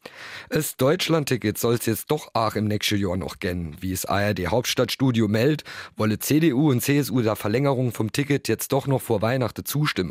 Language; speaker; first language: German; native; German